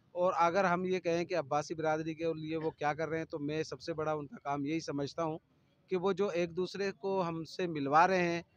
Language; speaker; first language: Urdu; non-native, local second language; Sindhi